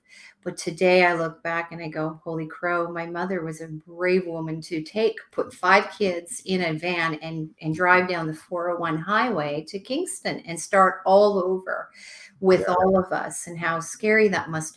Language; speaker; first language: English; native; English